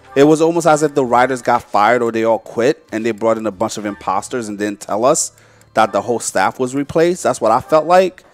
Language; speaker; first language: English; native; English